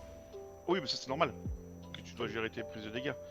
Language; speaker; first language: French; native; French